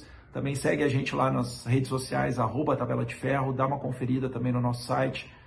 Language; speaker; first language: Portuguese; native; Portuguese